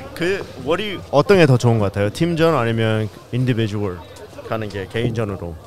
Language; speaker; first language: Korean; early bilingual, heritage; Korean